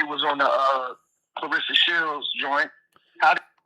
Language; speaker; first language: English; native; English